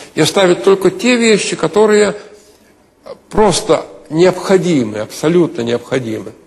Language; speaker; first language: Russian; non-native, local second language; Lithuanian